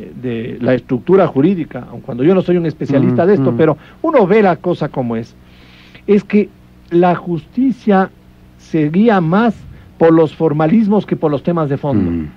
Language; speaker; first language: Spanish; native; Spanish